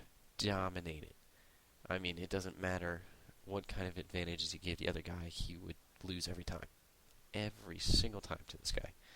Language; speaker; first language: English; native; English